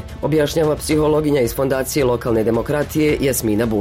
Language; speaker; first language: Serbian; native; Serbian